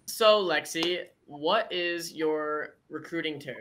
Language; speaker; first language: English; native; English